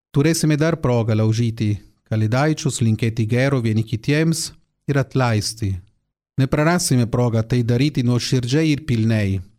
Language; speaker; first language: Lithuanian; non-native, fluent; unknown